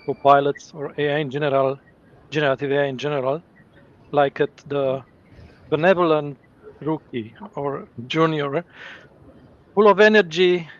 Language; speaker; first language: English; non-native, fluent; Romanian